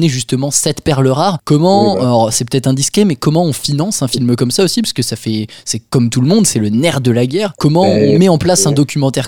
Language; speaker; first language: French; native; French